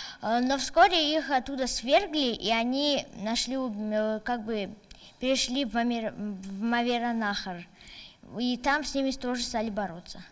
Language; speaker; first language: Russian; non-native, local second language; Tajik